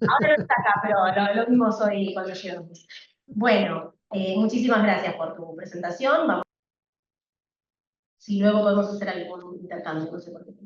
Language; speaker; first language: Spanish; native; Spanish